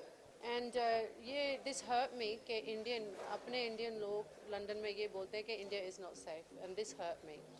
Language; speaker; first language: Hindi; early bilingual, heritage; English